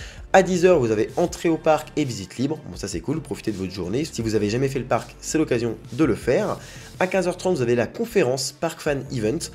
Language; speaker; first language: French; native; French